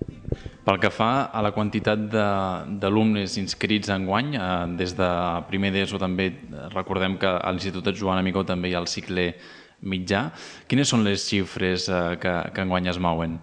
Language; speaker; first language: Catalan; native; Catalan